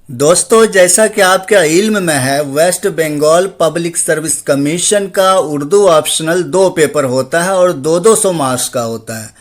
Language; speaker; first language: Urdu; native; Urdu